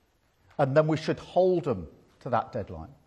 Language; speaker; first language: English; native; English